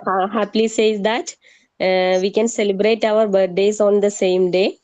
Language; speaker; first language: English; non-native, learner; Malayalam